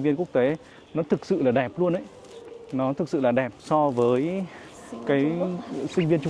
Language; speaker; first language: Vietnamese; native; Vietnamese